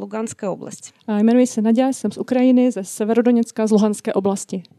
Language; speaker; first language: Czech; non-native, fluent; Russian